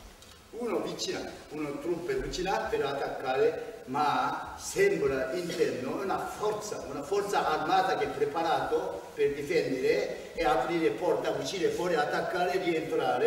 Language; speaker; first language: Italian; non-native, learner; Japanese